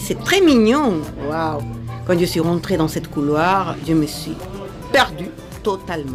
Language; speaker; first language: French; non-native, fluent; Spanish